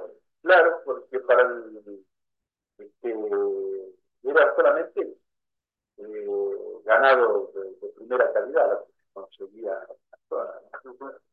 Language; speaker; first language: Spanish; native; Spanish